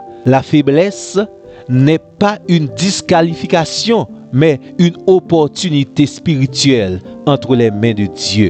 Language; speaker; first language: French; non-native, local second language; Haitian Creole